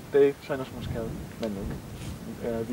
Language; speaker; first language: Hungarian; non-native, learner; English